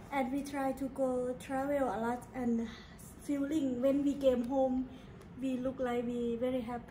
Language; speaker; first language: English; non-native, learner; Thai